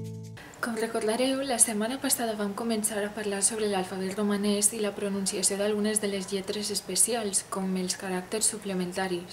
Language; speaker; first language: Catalan; non-native, fluent; Romanian